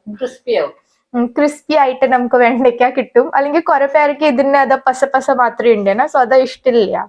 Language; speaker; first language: Malayalam; non-native, learner; Hindi